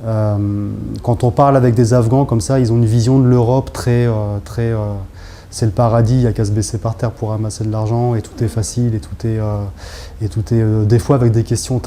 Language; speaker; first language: French; native; French